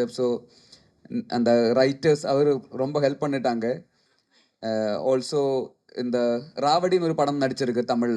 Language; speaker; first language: Tamil; non-native, learner; Malayalam